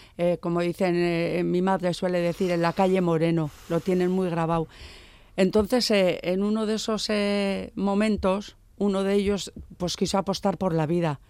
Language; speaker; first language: Spanish; native; Spanish